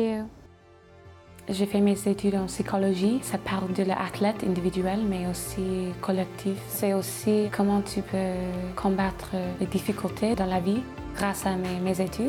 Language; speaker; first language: French; non-native, learner; English